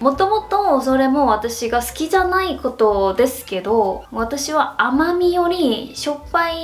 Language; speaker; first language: Japanese; non-native, fluent; Korean